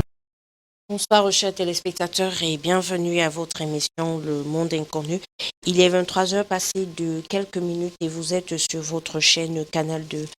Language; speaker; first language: French; native; French